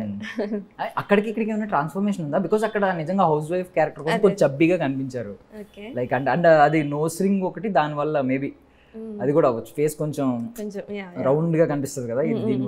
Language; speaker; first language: Telugu; native; Telugu